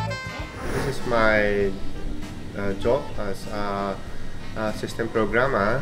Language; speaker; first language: English; non-native, learner; Japanese